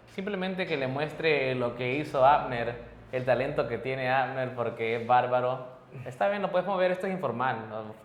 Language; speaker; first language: Spanish; early bilingual, heritage; Spanish